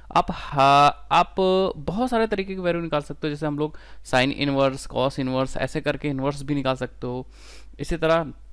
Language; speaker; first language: Hindi; native; Hindi